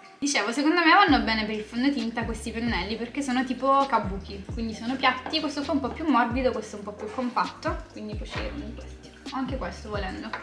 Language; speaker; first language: Italian; native; Italian